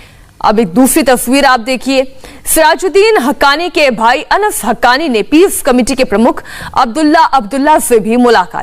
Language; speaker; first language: Hindi; native; Hindi